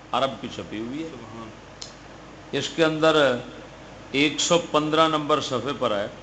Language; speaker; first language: Urdu; non-native, local second language; Punjabi